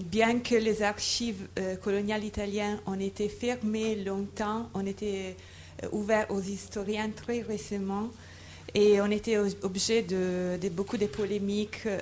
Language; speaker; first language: French; non-native, fluent; Italian